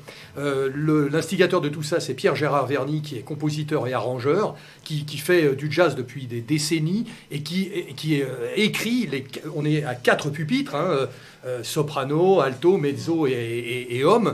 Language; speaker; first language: French; native; French